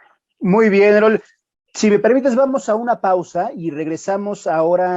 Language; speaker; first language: Spanish; native; Spanish